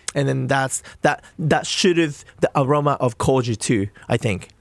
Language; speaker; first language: English; non-native, fluent; Japanese